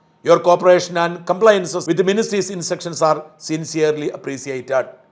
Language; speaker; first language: English; non-native, local second language; Malayalam